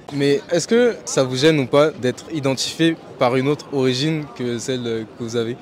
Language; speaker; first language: French; native; French